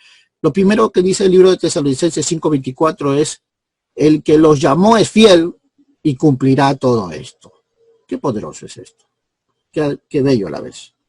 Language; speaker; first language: Spanish; native; Spanish